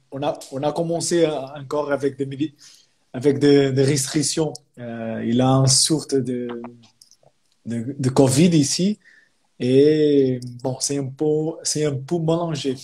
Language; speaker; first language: French; non-native, fluent; Portuguese